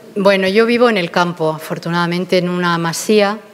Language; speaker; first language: Spanish; native; Spanish